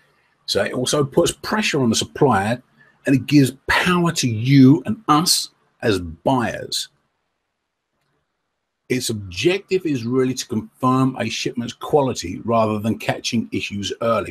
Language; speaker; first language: English; native; English